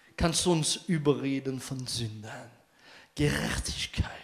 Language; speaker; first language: German; non-native, fluent; French